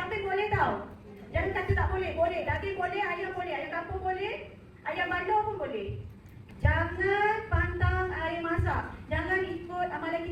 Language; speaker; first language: Malay; native; Malay